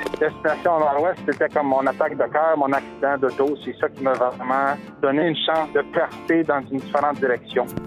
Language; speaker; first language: French; native; French